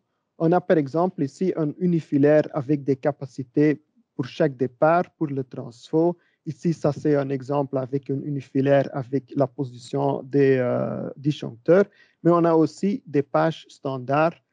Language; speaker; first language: French; non-native, learner; Dutch